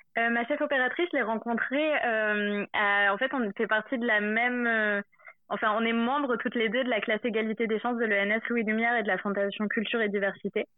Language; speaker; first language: French; native; French